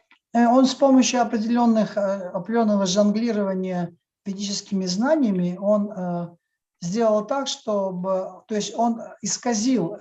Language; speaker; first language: Russian; native; Russian